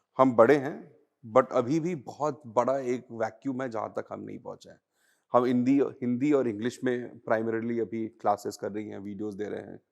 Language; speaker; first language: Hindi; native; Hindi